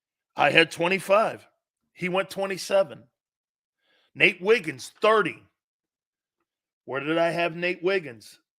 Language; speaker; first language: English; native; English